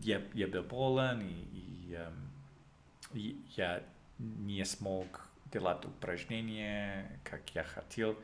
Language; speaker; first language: Russian; non-native, learner; English